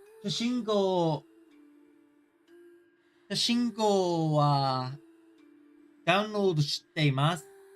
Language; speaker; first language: Japanese; non-native, learner; English